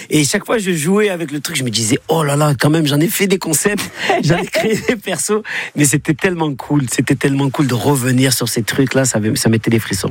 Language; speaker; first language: French; native; French